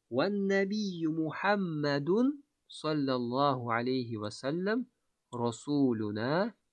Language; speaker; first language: Arabic; non-native, fluent; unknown